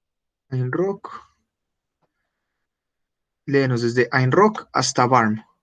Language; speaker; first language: German; non-native, fluent; Spanish